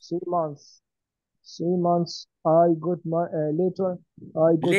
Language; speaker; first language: English; non-native, learner; Arabic